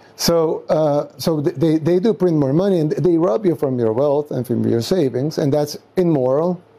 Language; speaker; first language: English; non-native, fluent; Spanish